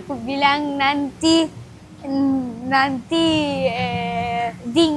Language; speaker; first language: Indonesian; early bilingual, heritage; Indonesian